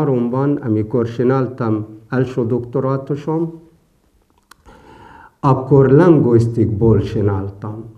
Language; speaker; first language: Hungarian; non-native, fluent; Arabic